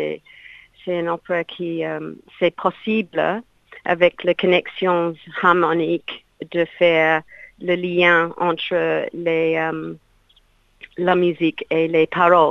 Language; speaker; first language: French; non-native, learner; English